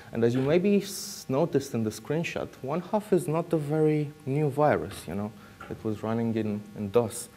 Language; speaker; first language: English; non-native, fluent; Romanian